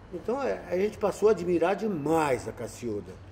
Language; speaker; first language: Portuguese; native; Portuguese